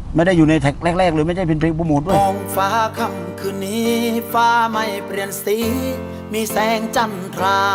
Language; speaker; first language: Thai; native; Thai